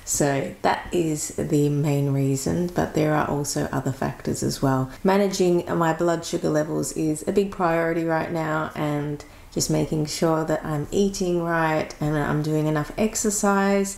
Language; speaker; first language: English; native; English